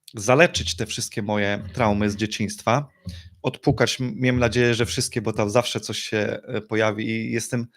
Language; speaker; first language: Polish; native; Polish